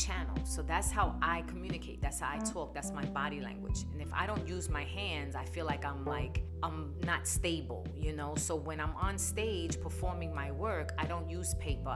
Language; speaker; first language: English; native; English